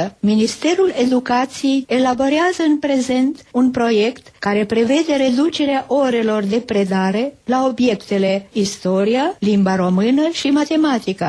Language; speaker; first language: Romanian; native; Romanian